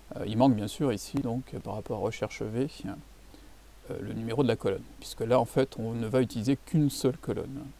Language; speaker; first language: French; native; French